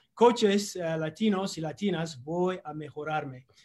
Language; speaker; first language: Spanish; non-native, learner; English